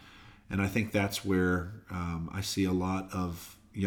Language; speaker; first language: English; native; English